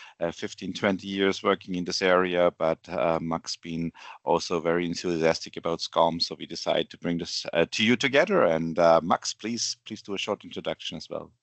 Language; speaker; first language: English; non-native, fluent; German